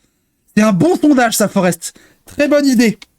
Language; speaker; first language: French; native; French